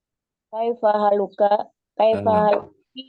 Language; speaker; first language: Arabic; non-native, learner; Indonesian